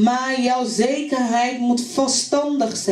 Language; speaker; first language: Dutch; non-native, fluent; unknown